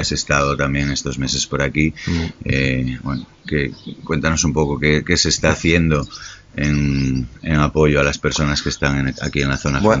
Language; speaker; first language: Spanish; native; Spanish